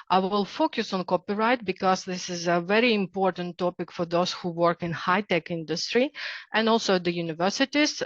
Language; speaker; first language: English; non-native, fluent; Ukrainian